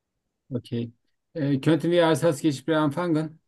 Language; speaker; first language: German; non-native, learner; Turkish